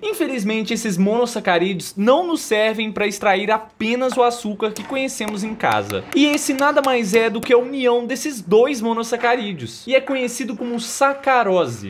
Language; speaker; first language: Portuguese; native; Portuguese